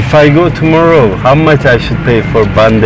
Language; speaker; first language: English; non-native, learner; Turkish